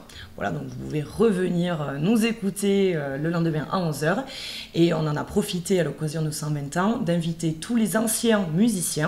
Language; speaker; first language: French; native; French